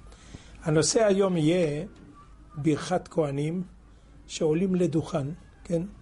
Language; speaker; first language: Hebrew; non-native, fluent; French